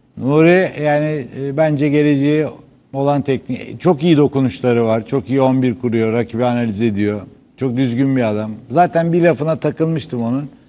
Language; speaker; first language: Turkish; native; Turkish